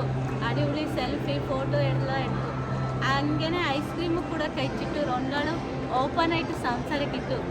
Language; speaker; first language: Malayalam; non-native, learner; Kannada